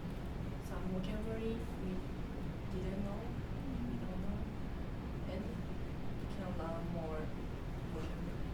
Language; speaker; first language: English; non-native, learner; Japanese